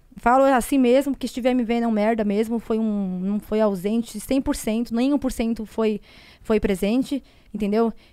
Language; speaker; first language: Portuguese; native; Portuguese